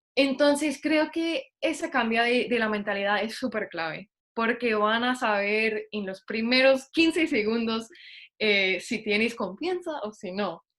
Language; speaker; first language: Spanish; non-native, fluent; English